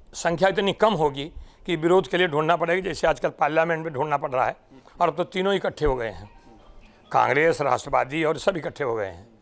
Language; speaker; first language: Hindi; non-native, local second language; Marathi